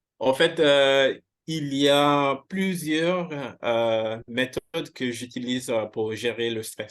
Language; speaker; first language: French; non-native, fluent; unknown